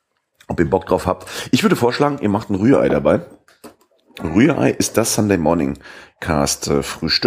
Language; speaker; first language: German; native; German